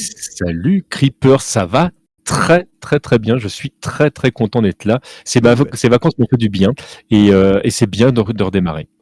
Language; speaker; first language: French; native; French